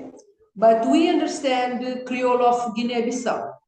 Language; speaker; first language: English; non-native, learner; Kabuverdianu